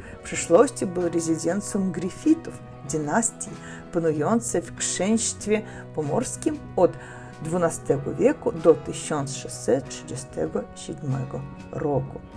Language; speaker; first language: Polish; non-native, learner; Russian